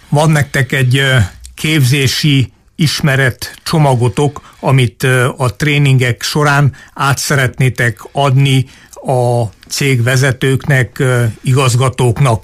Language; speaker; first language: Hungarian; native; Hungarian